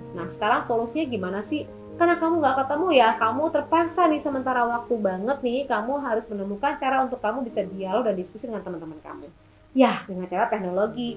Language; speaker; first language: Indonesian; native; Indonesian